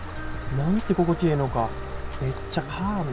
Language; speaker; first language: Japanese; native; Japanese